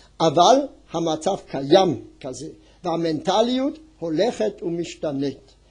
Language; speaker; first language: Hebrew; non-native, fluent; French